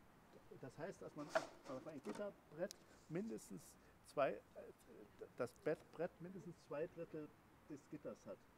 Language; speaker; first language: German; native; German